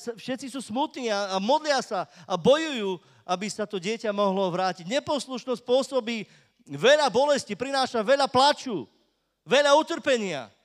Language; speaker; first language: Slovak; non-native, local second language; Romany